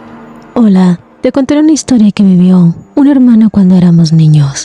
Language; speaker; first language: Spanish; native; Spanish